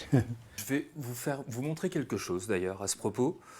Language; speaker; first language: French; native; French